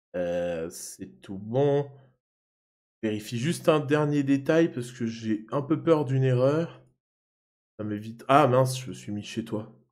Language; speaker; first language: French; native; French